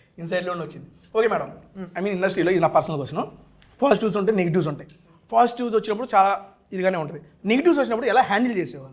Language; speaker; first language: Telugu; native; Telugu